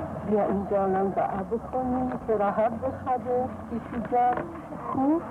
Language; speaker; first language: Persian; non-native, fluent; Polish